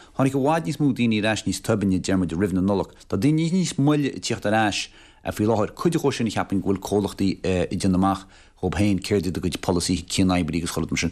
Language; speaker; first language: Irish; native; Irish